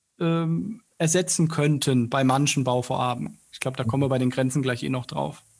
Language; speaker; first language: German; native; German